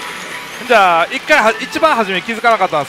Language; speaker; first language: Japanese; native; Japanese